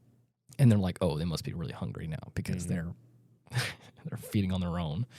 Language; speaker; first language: English; native; English